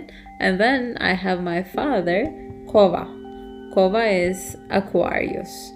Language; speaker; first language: English; non-native, fluent; Turkish